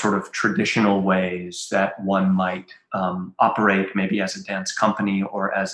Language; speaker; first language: English; native; English